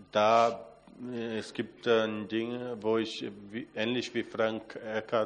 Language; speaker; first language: German; non-native, fluent; Portuguese